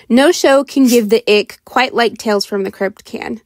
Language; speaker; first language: English; native; English